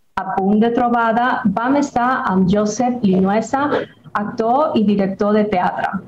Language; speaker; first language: Catalan; non-native, fluent; Spanish